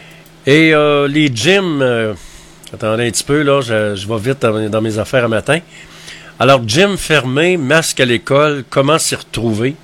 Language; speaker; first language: French; native; French